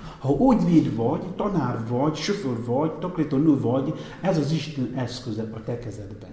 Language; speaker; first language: Hungarian; non-native, fluent; Igbo